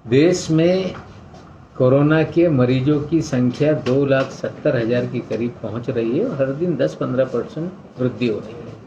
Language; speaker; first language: Hindi; non-native, local second language; Marathi